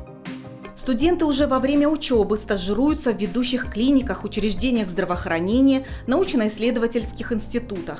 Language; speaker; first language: Russian; native; Russian